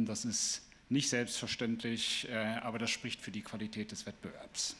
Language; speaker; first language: German; native; German